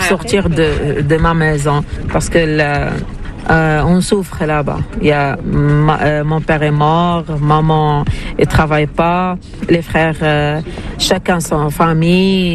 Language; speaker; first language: French; non-native, learner; Arabic